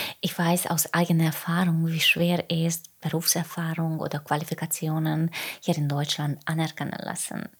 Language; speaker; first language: German; non-native, fluent; Hungarian